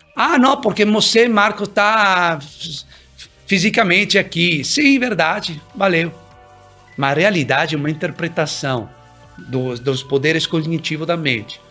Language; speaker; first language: Portuguese; early bilingual, other home language; Italian